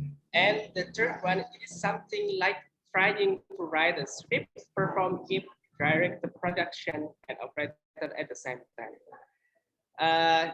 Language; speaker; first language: English; non-native, learner; Indonesian